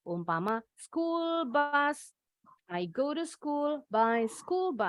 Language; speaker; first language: English; non-native, fluent; Indonesian